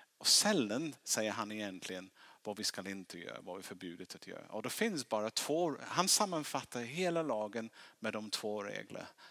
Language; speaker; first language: Swedish; non-native, fluent; English